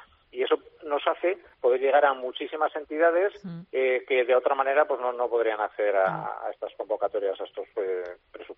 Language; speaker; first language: Spanish; native; Spanish